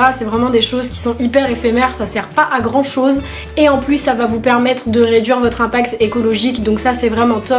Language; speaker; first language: French; native; French